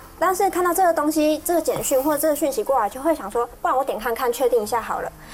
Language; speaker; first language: Chinese; native; Chinese